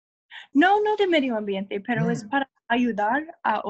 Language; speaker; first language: Spanish; non-native, learner; English